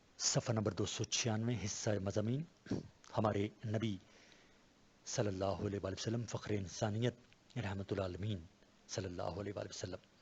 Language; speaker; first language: Urdu; non-native, local second language; Pashto